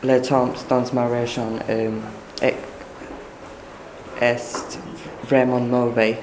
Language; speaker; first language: French; non-native, learner; English